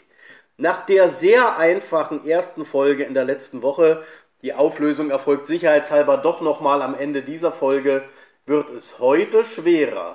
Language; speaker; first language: German; native; German